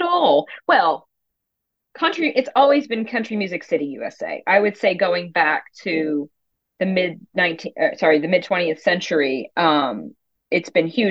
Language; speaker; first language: English; native; English